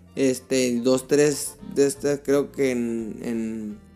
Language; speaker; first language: Spanish; early bilingual, heritage; Spanish